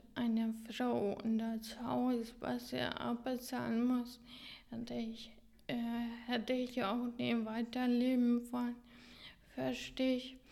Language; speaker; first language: German; non-native, fluent; Hungarian